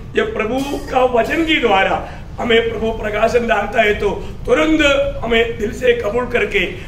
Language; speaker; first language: Hindi; non-native, local second language; Malayalam